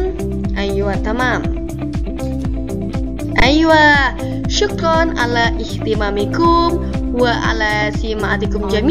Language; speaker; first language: Arabic; non-native, learner; Indonesian